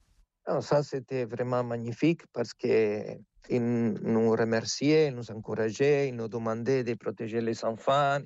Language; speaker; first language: French; non-native, fluent; Spanish